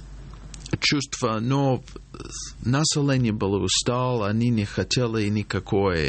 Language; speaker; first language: Russian; non-native, fluent; English